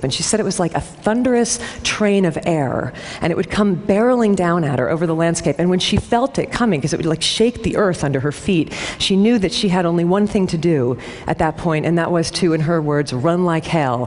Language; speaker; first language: English; native; English